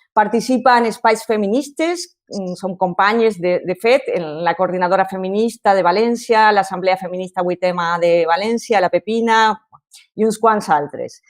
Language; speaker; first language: Catalan; non-native, local second language; Spanish